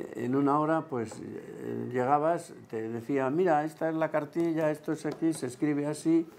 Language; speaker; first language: Spanish; native; Spanish